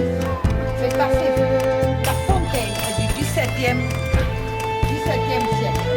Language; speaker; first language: French; non-native, fluent; Spanish